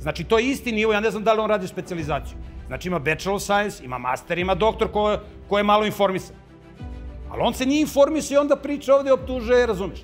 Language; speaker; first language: Serbian; native; Serbian